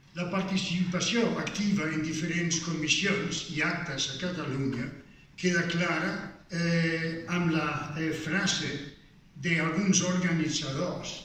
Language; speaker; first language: Catalan; non-native, fluent; Danish